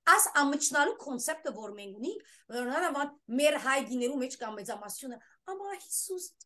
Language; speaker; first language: Armenian; early bilingual, heritage; Armenian